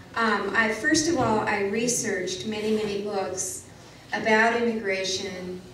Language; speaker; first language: English; native; English